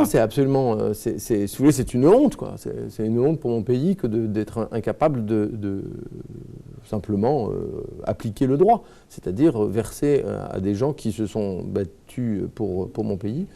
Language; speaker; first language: French; native; French